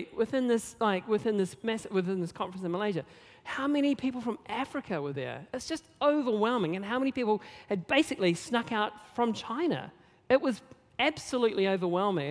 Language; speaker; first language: English; native; English